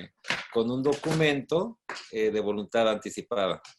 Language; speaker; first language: Spanish; native; Spanish